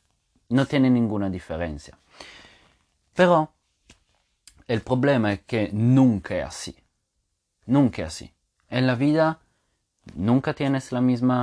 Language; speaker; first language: Spanish; non-native, fluent; Italian